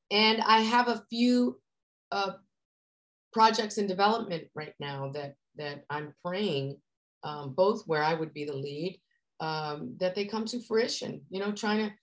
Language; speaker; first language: English; native; English